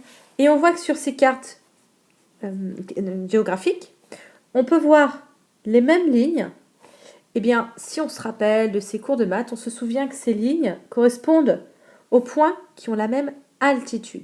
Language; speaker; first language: French; native; French